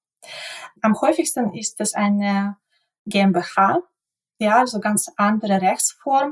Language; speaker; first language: German; non-native, fluent; Ukrainian